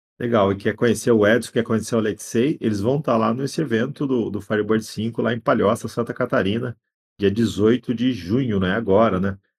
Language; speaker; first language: Portuguese; native; Portuguese